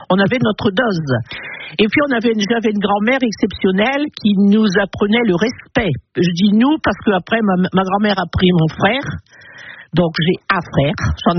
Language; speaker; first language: French; native; French